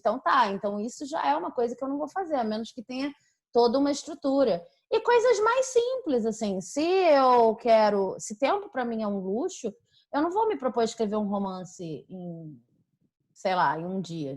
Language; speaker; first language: Portuguese; native; Portuguese